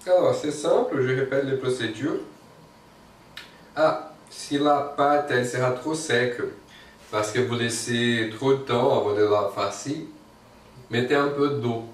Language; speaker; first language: French; non-native, fluent; Portuguese